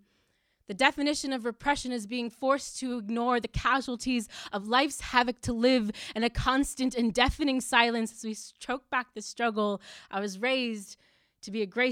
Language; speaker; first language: English; native; English